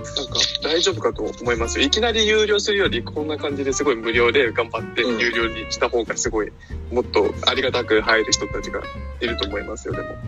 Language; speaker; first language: Japanese; early bilingual, heritage; Japanese